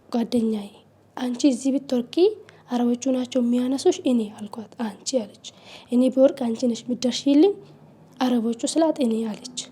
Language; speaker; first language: Amharic; non-native, local second language; Oromo